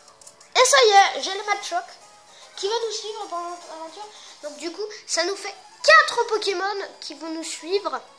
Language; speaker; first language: French; native; French